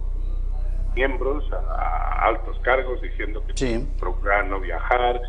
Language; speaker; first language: Spanish; native; Spanish